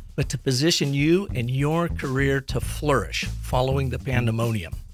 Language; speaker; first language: English; native; English